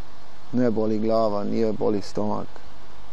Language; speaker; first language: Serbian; non-native, learner; German